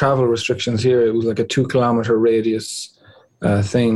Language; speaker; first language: English; native; English